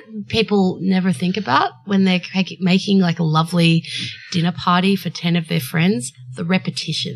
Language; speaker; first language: English; native; English